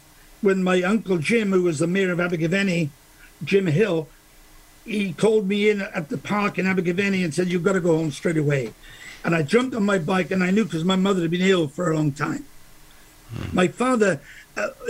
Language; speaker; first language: English; native; English